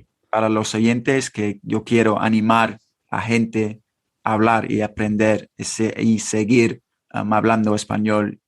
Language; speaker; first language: Spanish; non-native, fluent; English